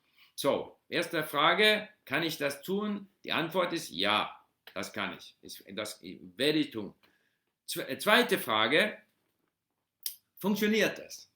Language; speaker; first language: German; non-native, learner; English